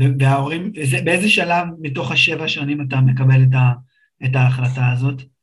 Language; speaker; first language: Hebrew; native; Hebrew